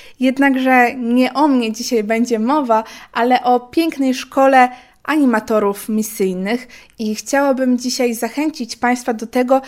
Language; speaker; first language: Polish; native; Polish